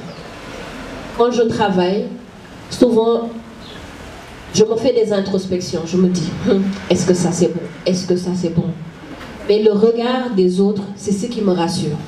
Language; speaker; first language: French; non-native, local second language; Wolof